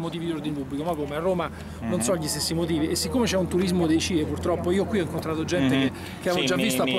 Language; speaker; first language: Italian; native; Italian